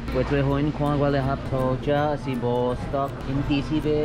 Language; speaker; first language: English; native; English